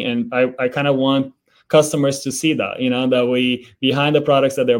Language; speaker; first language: English; non-native, fluent; Portuguese